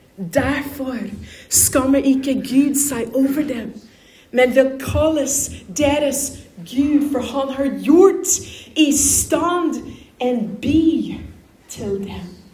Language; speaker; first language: Norwegian; non-native, fluent; English